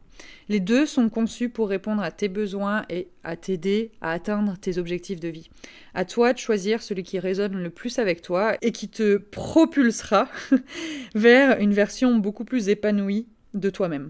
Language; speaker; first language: French; native; French